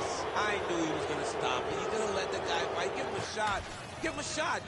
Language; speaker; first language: English; native; English